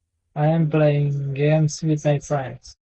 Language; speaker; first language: English; non-native, learner; Indonesian